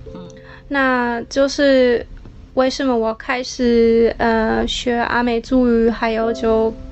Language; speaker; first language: Chinese; non-native, fluent; German